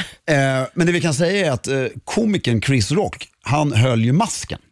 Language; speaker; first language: Swedish; native; Swedish